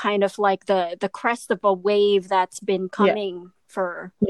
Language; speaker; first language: English; non-native, local second language; Filipino